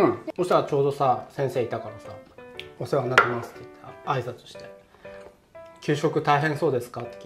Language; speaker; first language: Japanese; native; Japanese